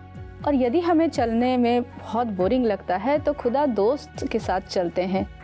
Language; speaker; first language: Hindi; native; Hindi